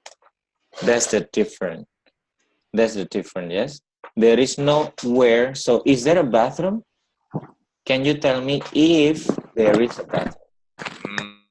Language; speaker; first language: English; non-native, learner; Indonesian